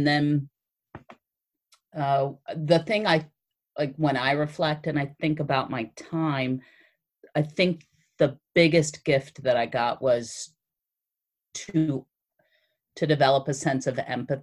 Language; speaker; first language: English; native; English